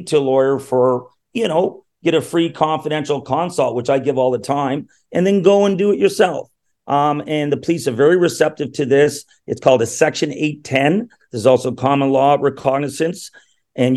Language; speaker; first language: English; native; English